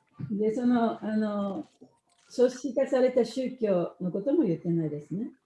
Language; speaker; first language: Japanese; native; Japanese